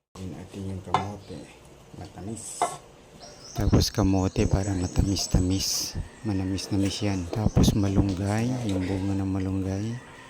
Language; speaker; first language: Filipino; non-native, local second language; Iloko